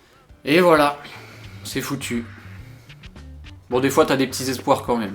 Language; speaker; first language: French; native; French